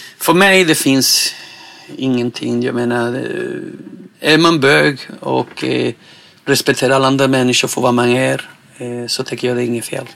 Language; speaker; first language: Swedish; non-native, fluent; Spanish